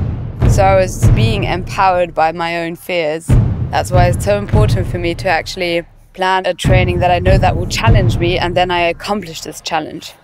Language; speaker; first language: English; non-native, fluent; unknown